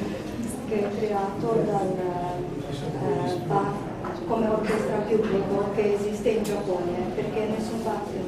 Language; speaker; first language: Italian; non-native, learner; Japanese